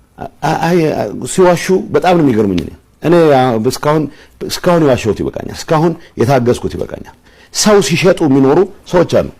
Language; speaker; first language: Amharic; non-native, local second language; Tigrinya